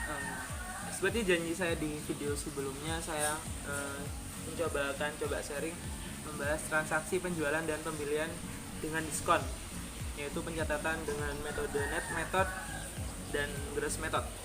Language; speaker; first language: Indonesian; native; Indonesian